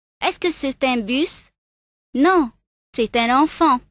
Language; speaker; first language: French; non-native, fluent; Arabic